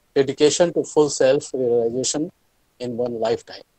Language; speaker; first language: English; non-native, local second language; Hindi